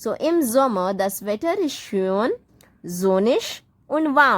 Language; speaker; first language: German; non-native, learner; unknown